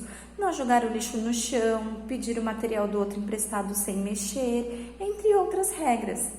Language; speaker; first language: Portuguese; native; Portuguese